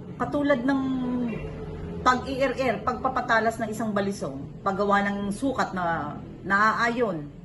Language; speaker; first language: Filipino; native; Filipino